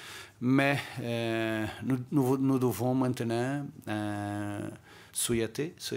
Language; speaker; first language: French; non-native, learner; Portuguese